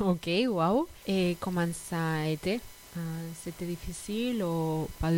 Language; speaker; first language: French; non-native, fluent; Spanish